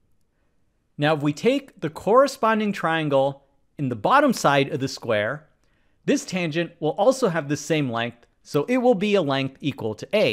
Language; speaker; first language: English; native; English